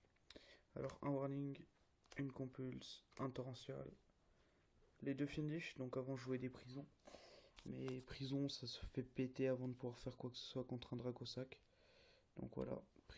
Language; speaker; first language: French; native; French